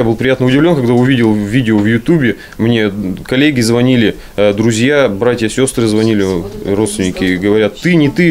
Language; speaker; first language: Russian; native; Russian